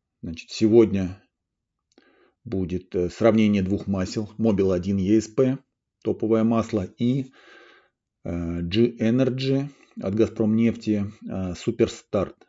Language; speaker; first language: Russian; native; Russian